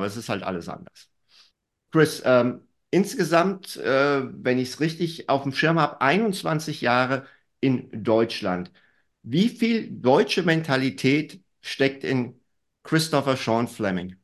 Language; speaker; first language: German; native; German